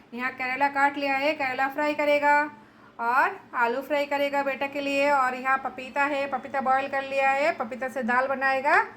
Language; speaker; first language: Hindi; non-native, local second language; Bangla